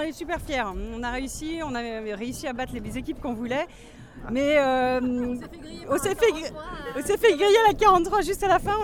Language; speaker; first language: French; native; French